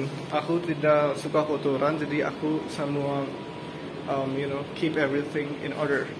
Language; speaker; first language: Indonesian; non-native, learner; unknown